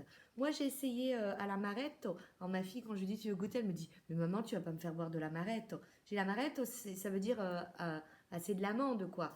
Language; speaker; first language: French; native; French